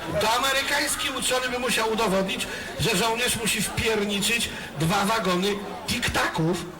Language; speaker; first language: Polish; native; Polish